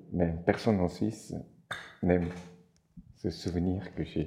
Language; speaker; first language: French; non-native, local second language; German